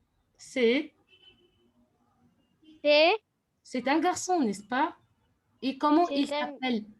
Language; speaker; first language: French; non-native, fluent; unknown